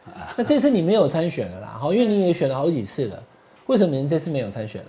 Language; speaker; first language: Chinese; native; Chinese